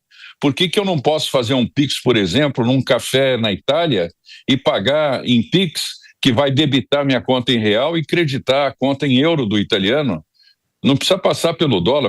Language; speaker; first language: Portuguese; native; Portuguese